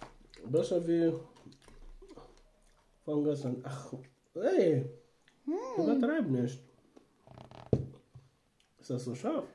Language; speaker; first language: German; non-native, fluent; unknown